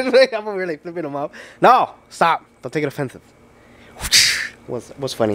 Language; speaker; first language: English; early bilingual, other home language; Spanish